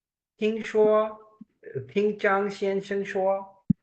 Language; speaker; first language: Chinese; non-native, fluent; Urdu